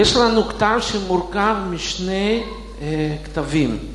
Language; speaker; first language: Hebrew; non-native, fluent; Russian